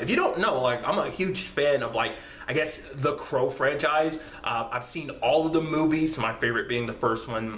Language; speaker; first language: English; native; English